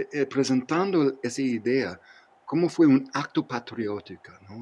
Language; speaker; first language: Spanish; non-native, fluent; English